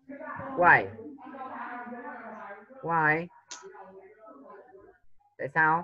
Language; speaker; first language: Vietnamese; native; Vietnamese